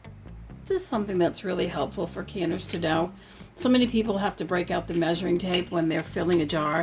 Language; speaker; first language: English; native; English